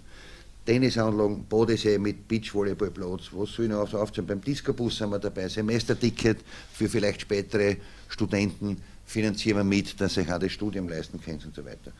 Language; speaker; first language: German; native; German